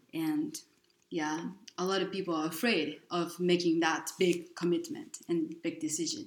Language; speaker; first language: English; non-native, fluent; Japanese